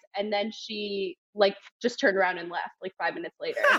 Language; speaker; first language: English; native; English